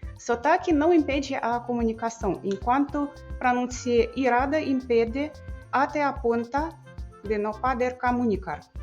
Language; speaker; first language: Portuguese; non-native, fluent; Russian